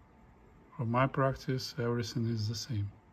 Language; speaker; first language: English; non-native, fluent; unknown